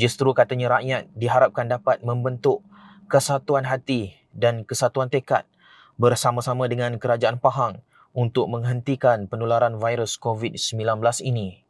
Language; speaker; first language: Malay; native; Malay